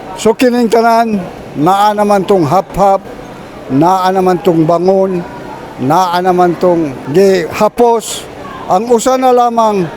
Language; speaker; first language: Cebuano; non-native, local second language; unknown